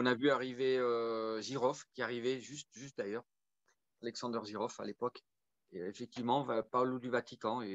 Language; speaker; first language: French; native; French